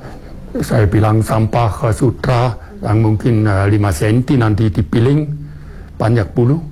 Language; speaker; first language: Indonesian; non-native, fluent; German